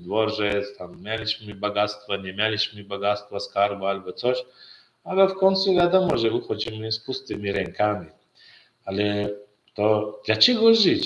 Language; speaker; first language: Polish; non-native, learner; Turkmen